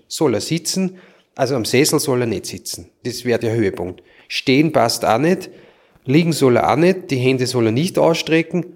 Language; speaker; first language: German; native; German